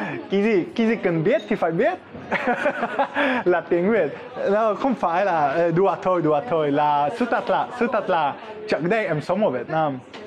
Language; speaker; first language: Vietnamese; non-native, fluent; Polish